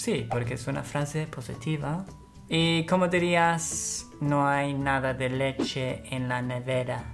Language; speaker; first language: Spanish; non-native, fluent; English